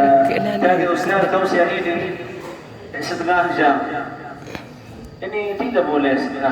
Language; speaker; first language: Indonesian; non-native, learner; Arabic